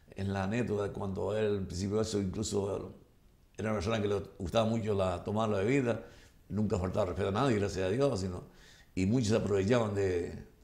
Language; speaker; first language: Spanish; native; Spanish